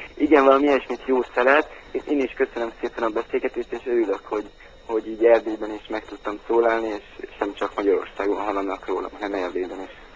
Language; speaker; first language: Hungarian; native; Hungarian